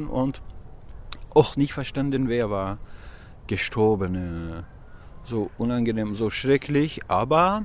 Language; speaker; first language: German; non-native, learner; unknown